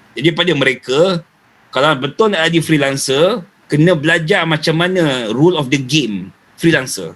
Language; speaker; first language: Malay; native; Malay